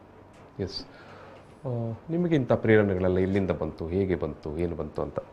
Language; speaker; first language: Kannada; native; Kannada